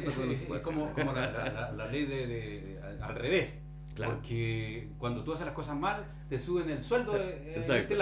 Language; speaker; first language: Spanish; native; Spanish